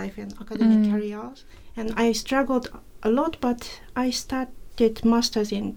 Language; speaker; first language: English; non-native, fluent; Japanese